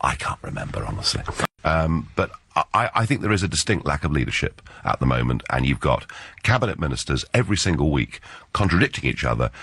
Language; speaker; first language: English; native; English